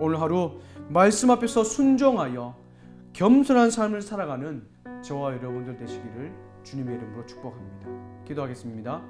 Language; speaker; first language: Korean; native; Korean